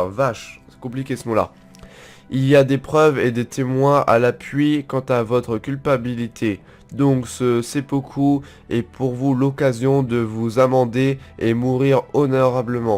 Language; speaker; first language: French; native; French